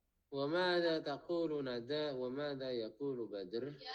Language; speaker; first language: Arabic; non-native, fluent; Indonesian